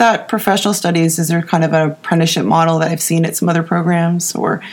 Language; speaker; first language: English; native; English